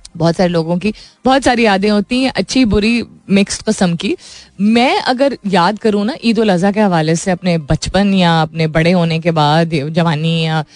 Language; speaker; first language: Urdu; native; Urdu